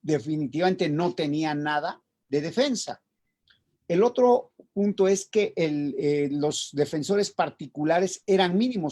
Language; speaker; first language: Spanish; native; Spanish